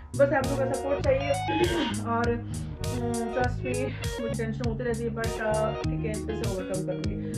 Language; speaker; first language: Hindi; native; Hindi